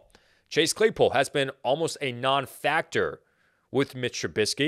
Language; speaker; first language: English; native; English